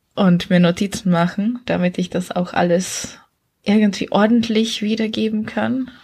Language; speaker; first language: German; non-native, fluent; Czech